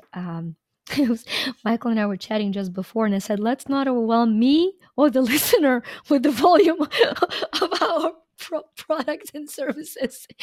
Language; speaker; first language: English; non-native, fluent; Ukrainian